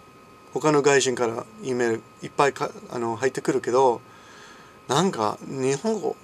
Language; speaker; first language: Japanese; non-native, fluent; English